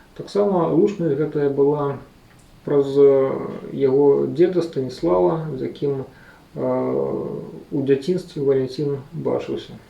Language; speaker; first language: Belarusian; native; Belarusian